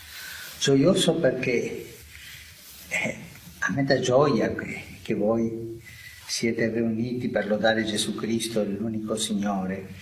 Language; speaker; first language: Italian; non-native, fluent; Spanish